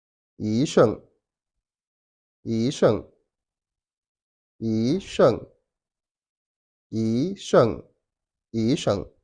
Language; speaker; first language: Chinese; non-native, fluent; Wolof